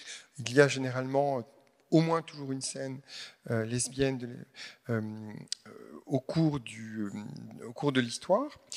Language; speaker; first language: French; native; French